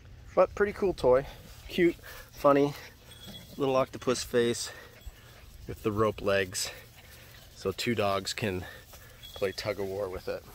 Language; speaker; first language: English; native; English